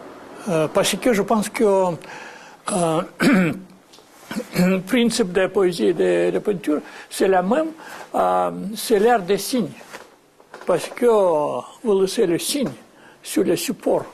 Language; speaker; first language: French; non-native, fluent; Russian